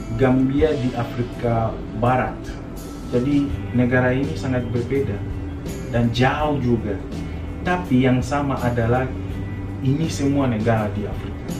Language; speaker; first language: Indonesian; non-native, fluent; Nyanja